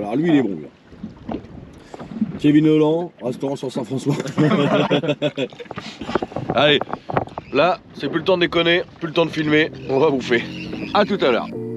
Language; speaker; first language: French; native; French